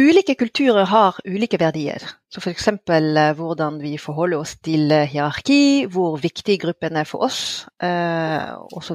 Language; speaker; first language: Norwegian; non-native, fluent; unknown